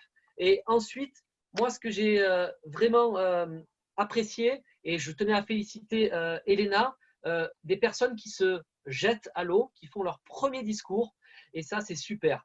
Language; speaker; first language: French; native; French